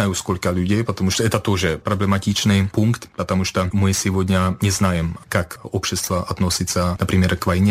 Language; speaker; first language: Russian; non-native, fluent; Czech